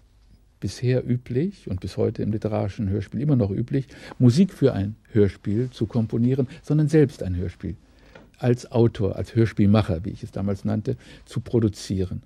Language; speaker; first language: German; native; German